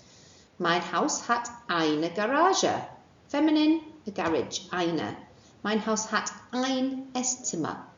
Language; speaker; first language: German; non-native, fluent; English